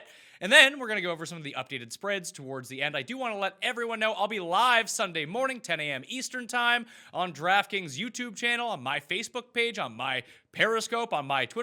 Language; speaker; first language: English; native; English